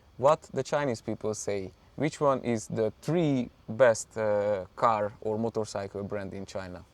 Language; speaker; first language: English; non-native, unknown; Hungarian